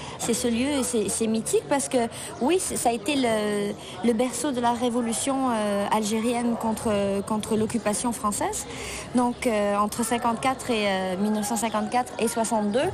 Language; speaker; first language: French; non-native, local second language; Arabic